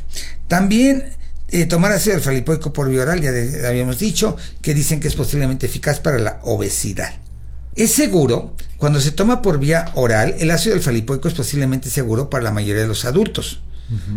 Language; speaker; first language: Spanish; native; Spanish